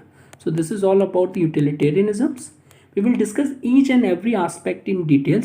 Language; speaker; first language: English; non-native, local second language; Hindi